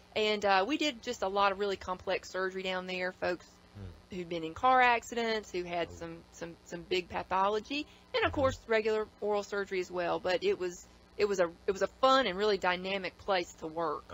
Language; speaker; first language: English; native; English